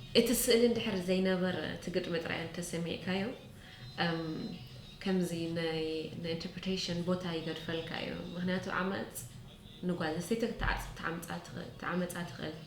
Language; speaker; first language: Tigrinya; early bilingual, heritage; Tigrinya